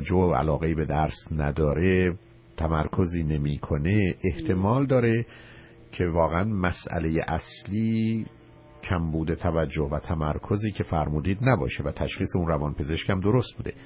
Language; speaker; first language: Persian; native; Persian